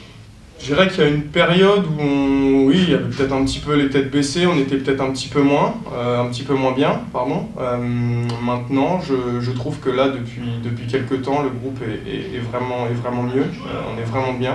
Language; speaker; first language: French; native; French